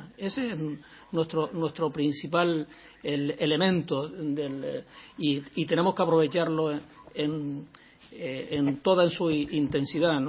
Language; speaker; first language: Spanish; native; Spanish